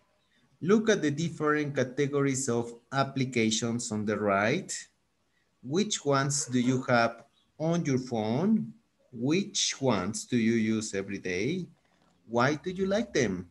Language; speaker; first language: English; non-native, fluent; Spanish